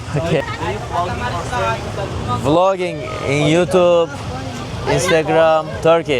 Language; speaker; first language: English; non-native, learner; Turkish